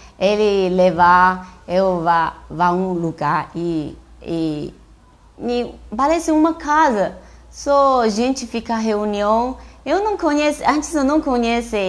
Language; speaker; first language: Portuguese; non-native, learner; Chinese